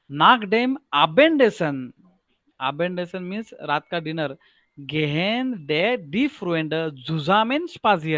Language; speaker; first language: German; non-native, learner; Marathi